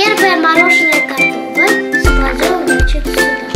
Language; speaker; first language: Russian; early bilingual, heritage; Russian